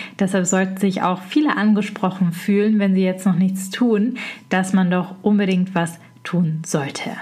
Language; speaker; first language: German; native; German